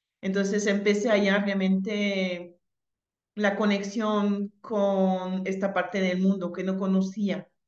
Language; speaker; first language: Spanish; non-native, fluent; French